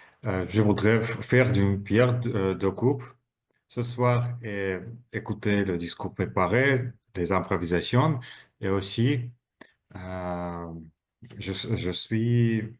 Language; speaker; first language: French; non-native, learner; Russian